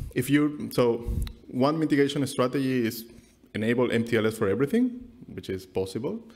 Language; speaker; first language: English; non-native, fluent; Spanish